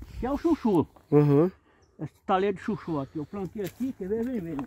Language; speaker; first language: Portuguese; native; Portuguese